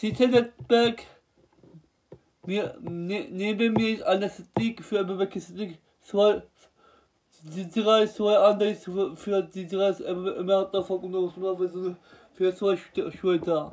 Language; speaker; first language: German; non-native, learner; Turkish